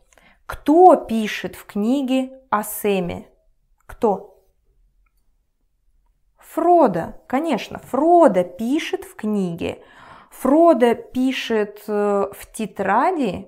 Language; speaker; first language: Russian; non-native, learner; English